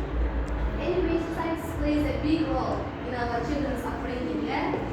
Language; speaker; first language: English; non-native, fluent; Uzbek